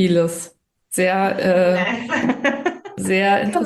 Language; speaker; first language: German; native; German